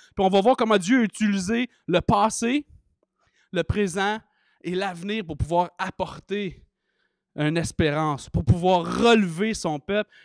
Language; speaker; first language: French; native; French